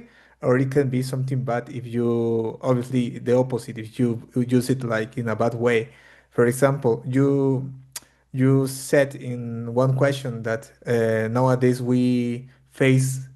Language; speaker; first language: English; non-native, fluent; Spanish